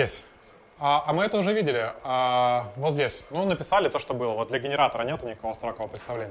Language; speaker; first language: Russian; native; Russian